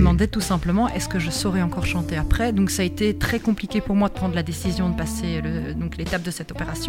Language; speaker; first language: French; native; French